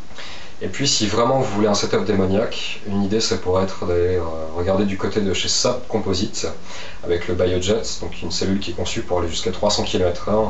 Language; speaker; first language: French; native; French